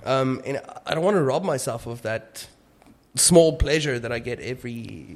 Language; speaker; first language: English; non-native, local second language; Afrikaans